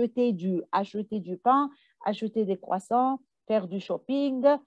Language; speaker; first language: French; non-native, fluent; Arabic